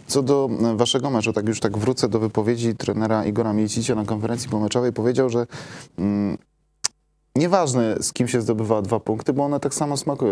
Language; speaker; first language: Polish; native; Polish